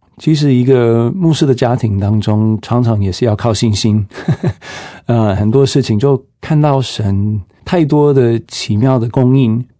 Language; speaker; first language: Chinese; non-native, fluent; English